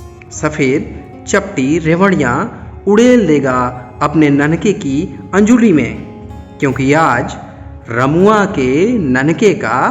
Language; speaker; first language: Hindi; native; Hindi